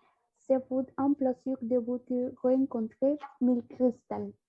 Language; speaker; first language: French; non-native, learner; Spanish